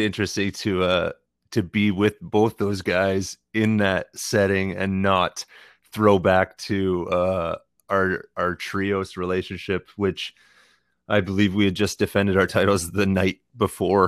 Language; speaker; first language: English; native; English